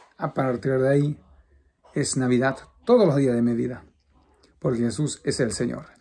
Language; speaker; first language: Spanish; non-native, fluent; Portuguese